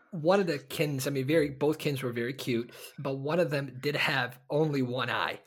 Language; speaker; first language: English; early bilingual, other home language; Bosnian